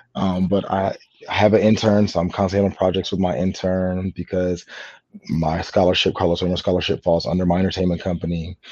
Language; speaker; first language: English; native; English